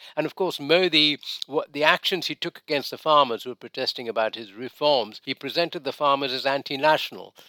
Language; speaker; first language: English; non-native, local second language; Bangla